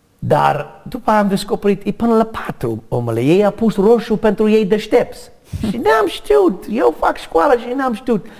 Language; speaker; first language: Romanian; non-native, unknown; English